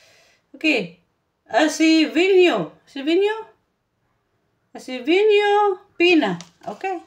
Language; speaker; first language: Portuguese; non-native, learner; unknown